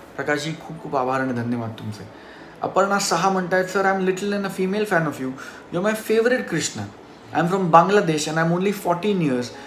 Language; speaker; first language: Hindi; non-native, local second language; Marathi